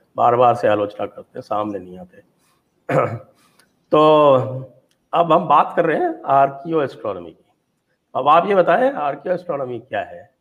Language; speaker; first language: Hindi; native; Hindi